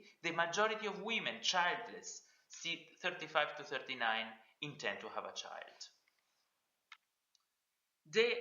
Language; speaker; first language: English; non-native, fluent; Italian